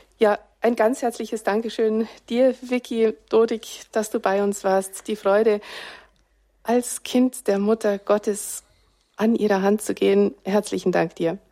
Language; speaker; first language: German; native; German